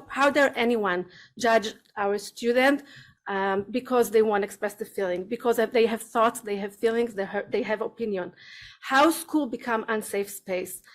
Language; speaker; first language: English; non-native, learner; Hebrew